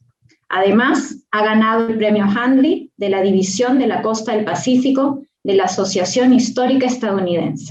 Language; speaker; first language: Spanish; native; Spanish